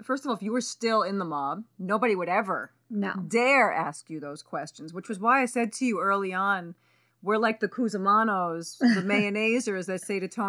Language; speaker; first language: English; early bilingual, other home language; Spanish